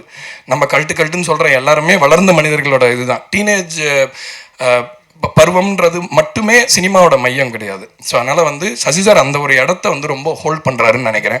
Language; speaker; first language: Tamil; native; Tamil